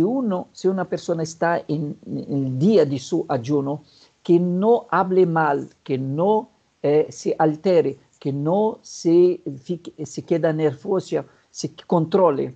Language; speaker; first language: Spanish; non-native, fluent; Portuguese